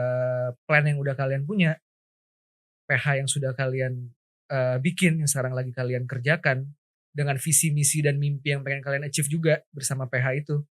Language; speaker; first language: Indonesian; native; Indonesian